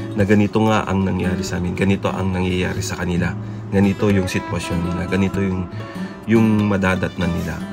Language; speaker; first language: Filipino; native; Filipino